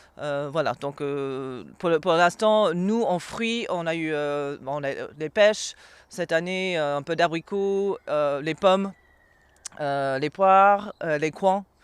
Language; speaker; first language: French; non-native, fluent; English